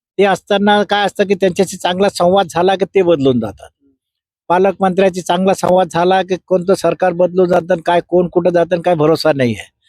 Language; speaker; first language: Marathi; native; Marathi